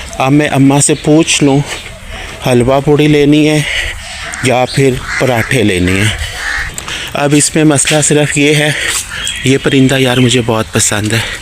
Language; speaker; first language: Urdu; non-native, local second language; Punjabi